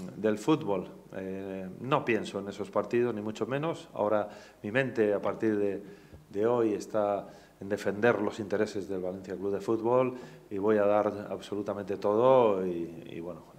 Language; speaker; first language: Spanish; native; Spanish